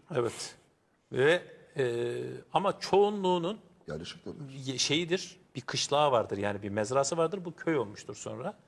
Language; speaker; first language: Turkish; native; Turkish